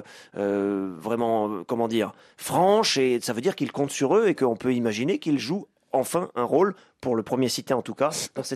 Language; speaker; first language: French; native; French